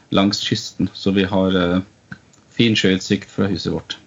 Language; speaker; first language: Norwegian; non-native, fluent; German